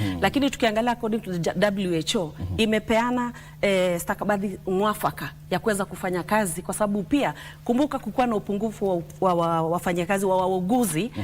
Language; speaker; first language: Swahili; native; Swahili